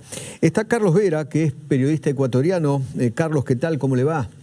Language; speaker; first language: Spanish; native; Spanish